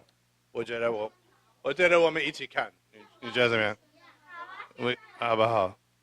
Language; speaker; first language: Chinese; early bilingual, heritage; English